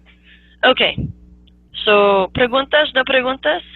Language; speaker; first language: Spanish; non-native, fluent; English